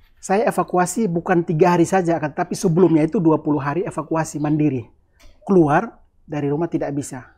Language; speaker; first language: Indonesian; native; Indonesian